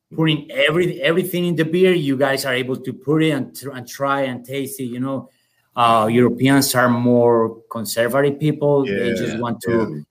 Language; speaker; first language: English; non-native, fluent; Spanish